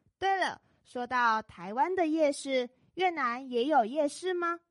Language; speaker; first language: Chinese; native; Chinese